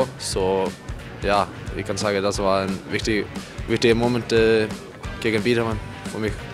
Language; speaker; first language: German; non-native, learner; Icelandic